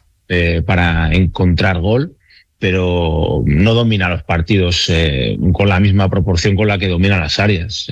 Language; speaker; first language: Spanish; native; Spanish